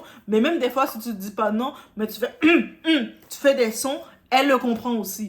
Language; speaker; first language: French; native; French